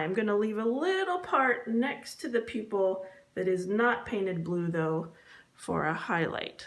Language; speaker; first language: English; native; English